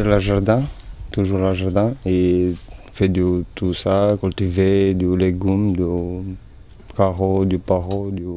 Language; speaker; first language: French; non-native, learner; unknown